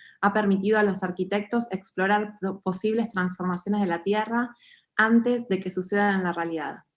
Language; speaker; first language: Spanish; native; Spanish